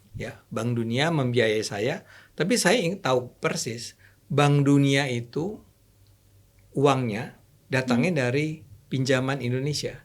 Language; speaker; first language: Indonesian; native; Indonesian